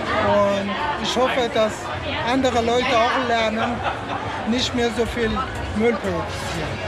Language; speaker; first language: German; non-native, fluent; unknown